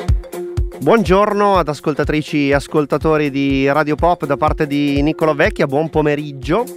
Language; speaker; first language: Italian; native; Italian